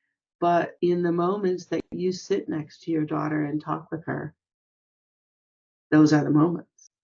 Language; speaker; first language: English; native; English